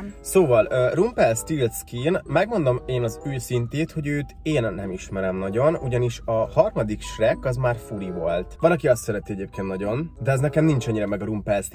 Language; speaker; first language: Hungarian; native; Hungarian